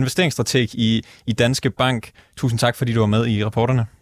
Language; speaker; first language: Danish; native; Danish